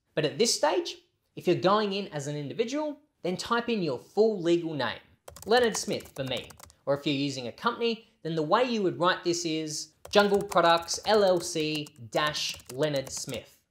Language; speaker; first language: English; native; English